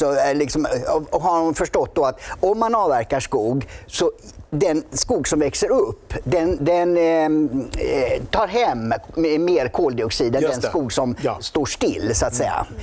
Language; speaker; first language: Swedish; native; Swedish